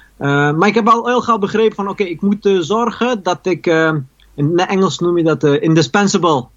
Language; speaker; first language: Dutch; early bilingual, other home language; Persian